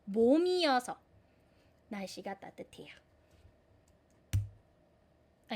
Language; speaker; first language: Korean; non-native, fluent; Filipino